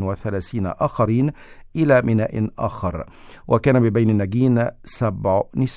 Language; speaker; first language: Arabic; native; Arabic